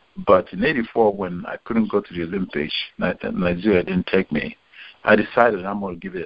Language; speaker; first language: English; non-native, local second language; Igbo